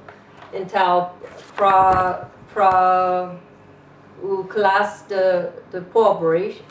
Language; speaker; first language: Portuguese; non-native, learner; English